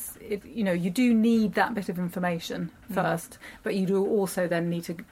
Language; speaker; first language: English; native; English